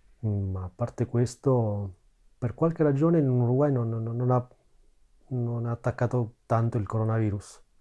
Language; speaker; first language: Italian; native; Italian